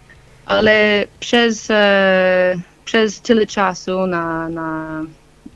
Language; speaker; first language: Polish; non-native, learner; English